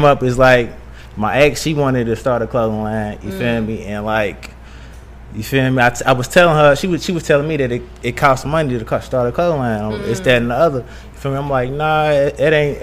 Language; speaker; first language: English; native; English